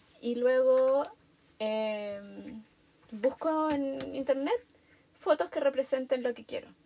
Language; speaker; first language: Spanish; native; Spanish